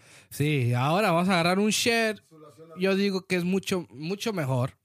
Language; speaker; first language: Spanish; early bilingual, heritage; Spanish